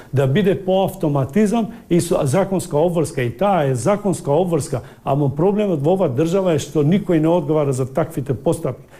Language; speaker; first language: Macedonian; non-native, local second language; Albanian